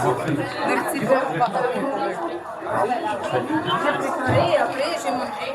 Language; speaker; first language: French; non-native, learner; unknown